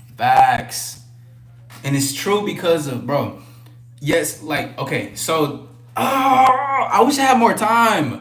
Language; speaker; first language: English; native; English